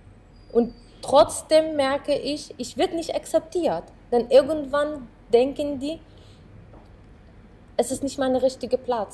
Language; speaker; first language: German; non-native, fluent; Arabic